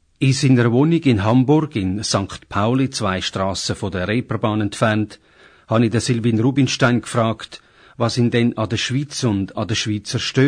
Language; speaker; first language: German; native; German